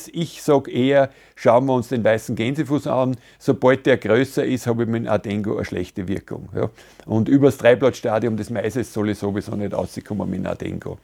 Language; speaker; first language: German; native; German